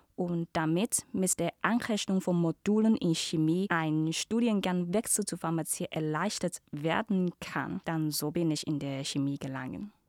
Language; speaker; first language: German; non-native, fluent; Cantonese